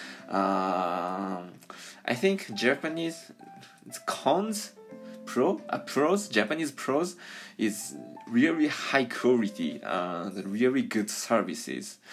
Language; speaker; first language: English; non-native, learner; Japanese